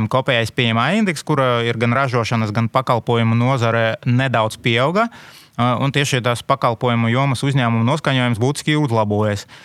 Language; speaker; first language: Latvian; non-native, local second language; Russian